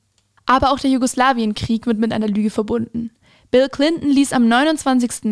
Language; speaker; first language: German; native; German